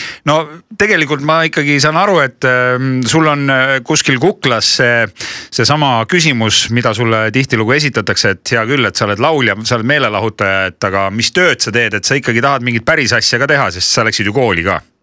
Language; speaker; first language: Estonian; native; Estonian